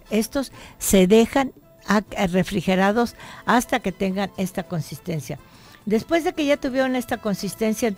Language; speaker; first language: Spanish; native; Spanish